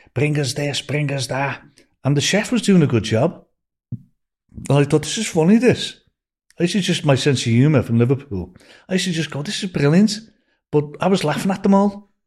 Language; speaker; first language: English; native; English